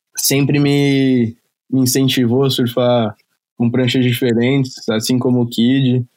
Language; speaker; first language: Portuguese; native; Portuguese